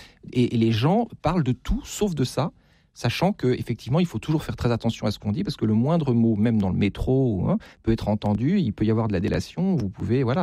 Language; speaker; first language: French; native; French